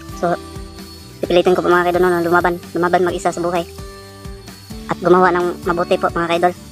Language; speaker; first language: Filipino; non-native, local second language; Cebuano